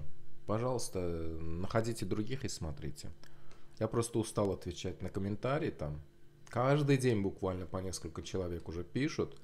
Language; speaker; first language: Russian; non-native, local second language; Azerbaijani